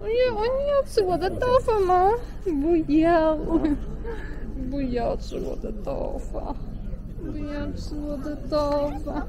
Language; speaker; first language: Chinese; non-native, fluent; Polish